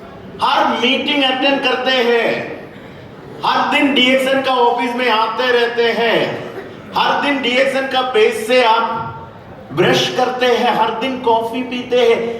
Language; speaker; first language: Hindi; non-native, learner; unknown